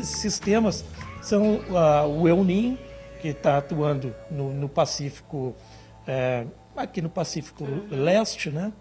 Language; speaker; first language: Portuguese; native; Portuguese